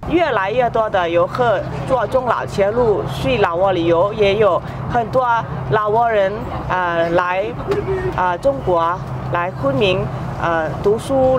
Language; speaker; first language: Chinese; non-native, fluent; Lao